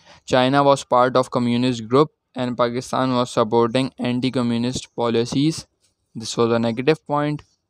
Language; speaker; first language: English; non-native, local second language; Urdu